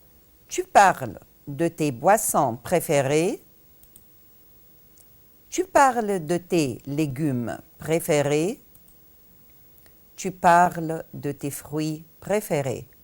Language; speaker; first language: French; non-native, fluent; Arabic